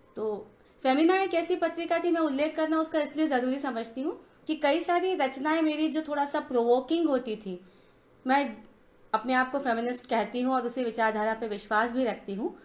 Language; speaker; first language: Hindi; native; Hindi